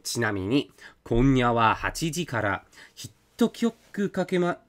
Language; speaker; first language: Japanese; non-native, learner; English